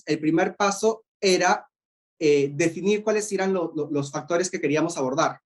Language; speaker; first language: Spanish; native; Spanish